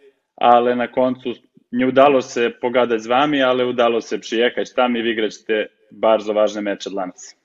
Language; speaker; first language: Polish; non-native, fluent; Serbian